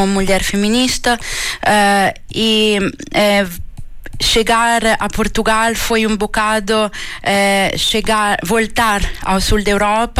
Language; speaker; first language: Portuguese; non-native, fluent; Italian